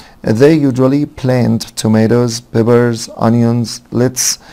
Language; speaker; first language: English; non-native, fluent; Arabic